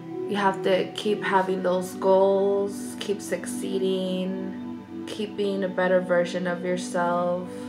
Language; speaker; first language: English; early bilingual, other home language; Spanish